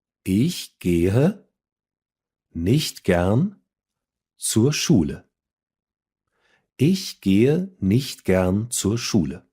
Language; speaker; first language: German; non-native, fluent; English